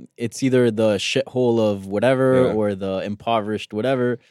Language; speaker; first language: English; early bilingual, other home language; Spanish